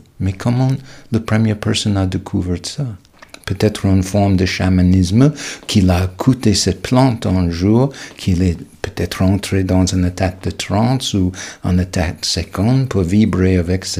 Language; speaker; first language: French; non-native, fluent; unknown